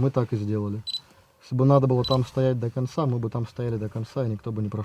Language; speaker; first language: Russian; native; Russian